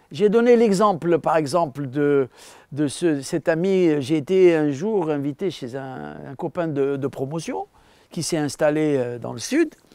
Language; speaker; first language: French; non-native, local second language; Arabic